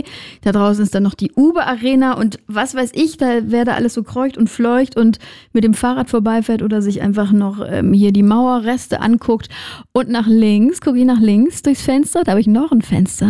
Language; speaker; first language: German; native; German